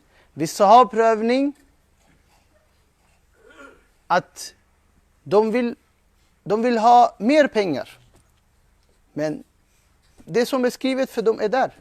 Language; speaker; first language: Swedish; non-native, fluent; Urdu